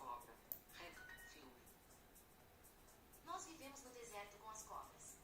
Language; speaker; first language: Portuguese; non-native, learner; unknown